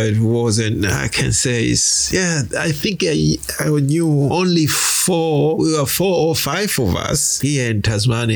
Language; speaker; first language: English; non-native, local second language; Swahili